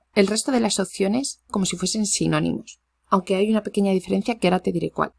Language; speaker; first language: Spanish; native; Spanish